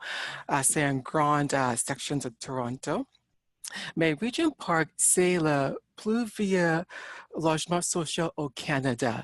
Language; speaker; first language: French; non-native, learner; English